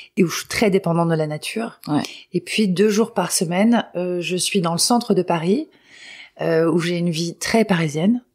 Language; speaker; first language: French; non-native, local second language; Arabic